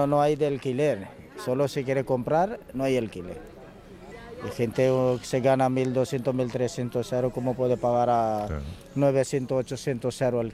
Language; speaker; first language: Spanish; non-native, learner; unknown